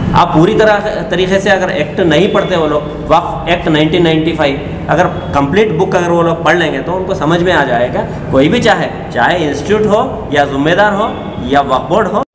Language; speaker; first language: Hindi; non-native, local second language; Urdu